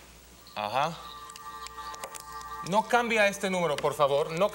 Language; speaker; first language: Spanish; non-native, learner; Hebrew